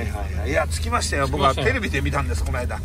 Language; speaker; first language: Japanese; native; Japanese